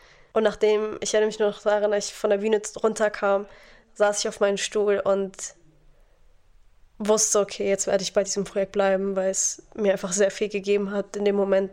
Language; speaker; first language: German; non-native, fluent; Arabic